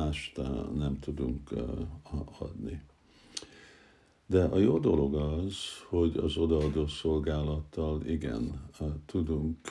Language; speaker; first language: Hungarian; early bilingual, heritage; Hungarian